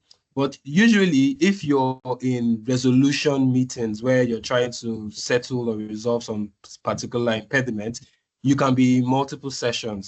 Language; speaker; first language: English; non-native, local second language; Yoruba